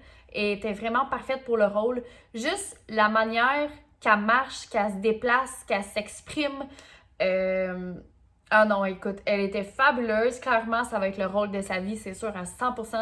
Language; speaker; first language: French; native; French